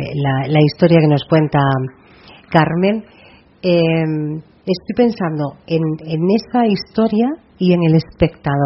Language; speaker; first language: Spanish; native; Spanish